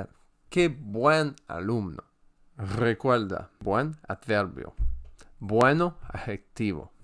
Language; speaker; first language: Spanish; non-native, learner; French